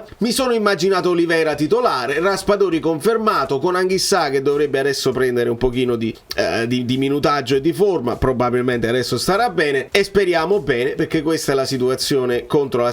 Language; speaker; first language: Italian; native; Italian